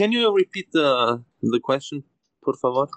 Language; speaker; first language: English; non-native, learner; German